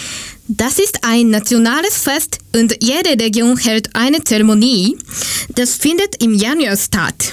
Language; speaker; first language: German; non-native, learner; Japanese